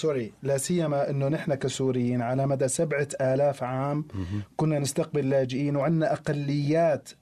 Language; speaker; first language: Arabic; native; Arabic